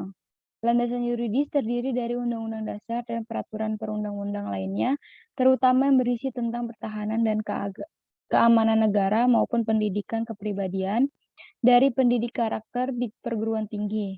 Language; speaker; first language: Indonesian; native; Indonesian